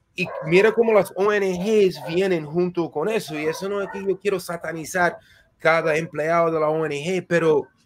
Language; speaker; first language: Spanish; non-native, fluent; English